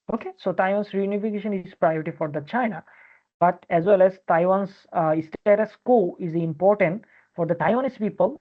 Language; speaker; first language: English; non-native, local second language; Bangla